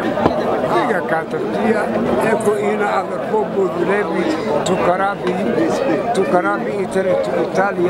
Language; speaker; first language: Greek; non-native, learner; Somali